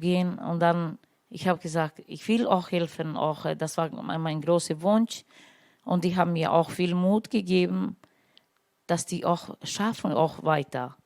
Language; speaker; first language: German; non-native, learner; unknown